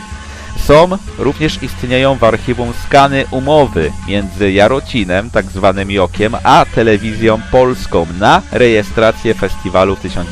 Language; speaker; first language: Polish; native; Polish